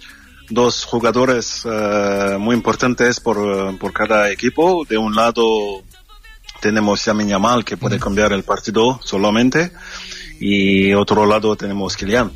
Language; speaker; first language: Spanish; non-native, learner; French